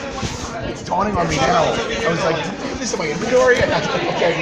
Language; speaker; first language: English; native; English